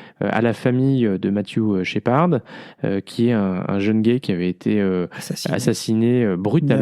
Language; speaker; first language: French; native; French